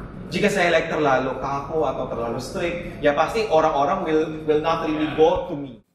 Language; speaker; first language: Indonesian; non-native, learner; Filipino